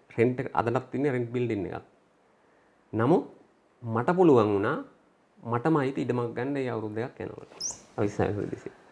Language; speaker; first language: Sinhala; native; Sinhala